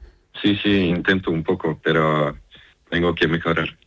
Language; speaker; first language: Spanish; non-native, learner; Serbian